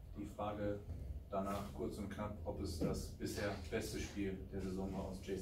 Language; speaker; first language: German; native; German